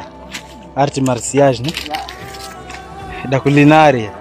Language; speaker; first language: Portuguese; non-native, local second language; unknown